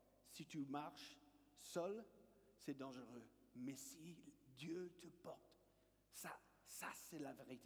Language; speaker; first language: French; non-native, learner; English